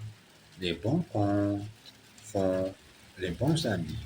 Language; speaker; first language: French; non-native, learner; Portuguese